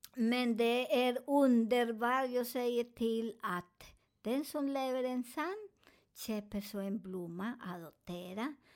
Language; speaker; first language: Swedish; non-native, learner; Spanish